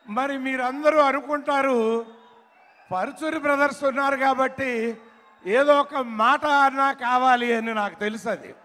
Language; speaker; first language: Telugu; native; Telugu